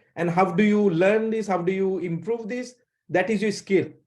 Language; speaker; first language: English; non-native, local second language; Sinhala